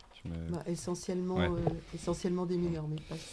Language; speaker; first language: French; native; French